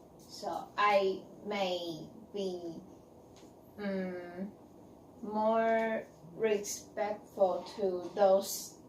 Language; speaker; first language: English; non-native, learner; Chinese